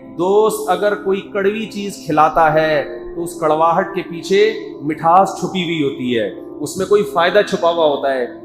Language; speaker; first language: Urdu; native; Urdu